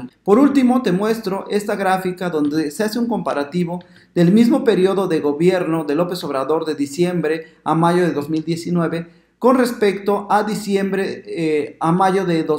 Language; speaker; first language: Spanish; native; Spanish